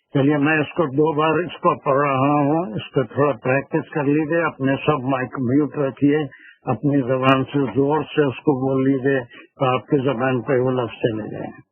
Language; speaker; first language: Urdu; native; Urdu